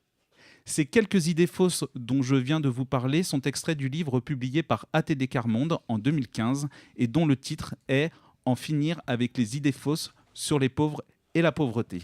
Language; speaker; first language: French; native; French